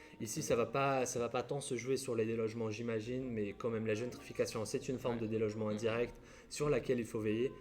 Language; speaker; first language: French; non-native, fluent; Portuguese